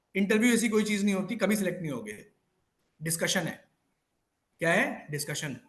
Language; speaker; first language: Hindi; native; Hindi